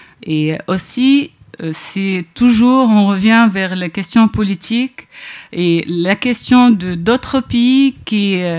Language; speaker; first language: French; non-native, local second language; Arabic